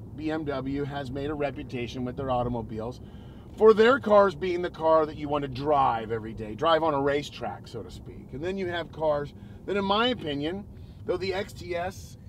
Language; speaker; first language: English; native; English